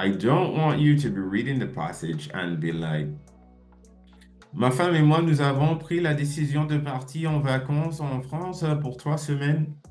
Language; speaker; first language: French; non-native, fluent; English